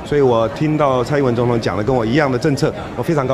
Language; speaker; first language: Chinese; native; Chinese